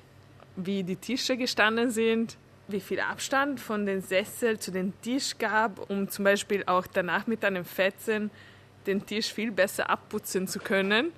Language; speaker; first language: German; early bilingual, heritage; German